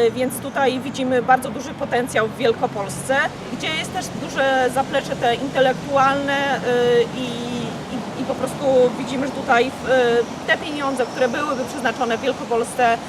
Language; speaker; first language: Polish; native; Polish